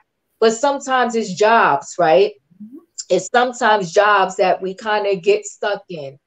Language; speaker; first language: English; native; English